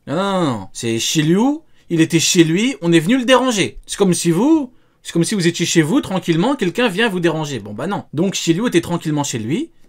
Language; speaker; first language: French; native; French